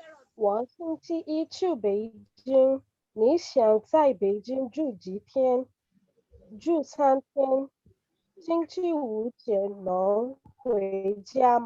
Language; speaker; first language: Chinese; non-native, learner; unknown